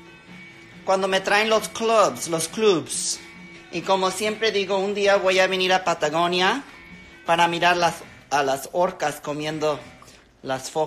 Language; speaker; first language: Spanish; non-native, learner; English